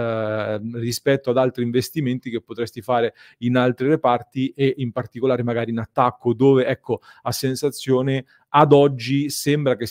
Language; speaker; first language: Italian; native; Italian